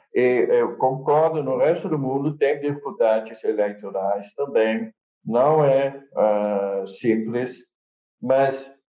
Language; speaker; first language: Portuguese; non-native, fluent; Dutch